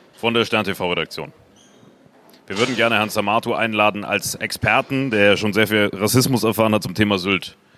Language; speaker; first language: German; native; German